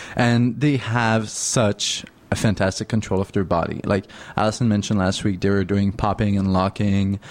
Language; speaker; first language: English; native; English